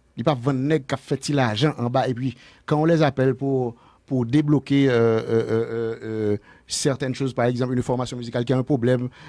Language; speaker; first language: French; non-native, local second language; Haitian Creole